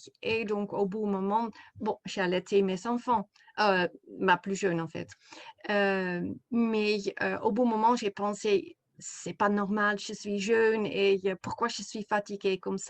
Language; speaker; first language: French; non-native, fluent; Dutch